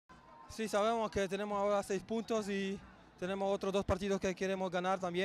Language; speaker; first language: Spanish; non-native, fluent; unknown